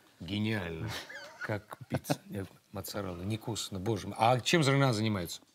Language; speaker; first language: Russian; native; Russian